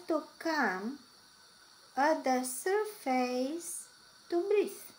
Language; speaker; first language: English; non-native, fluent; Romanian